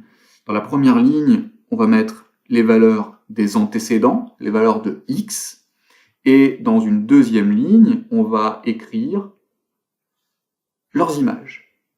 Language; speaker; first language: French; native; French